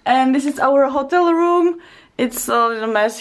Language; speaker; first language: English; non-native, learner; Czech